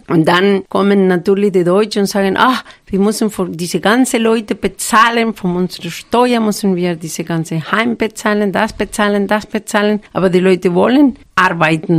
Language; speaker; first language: German; non-native, fluent; Spanish